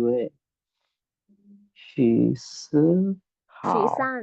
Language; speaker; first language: Chinese; non-native, learner; Bangla